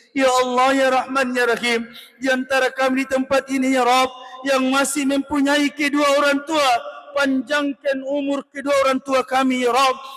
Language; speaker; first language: Malay; non-native, local second language; Buginese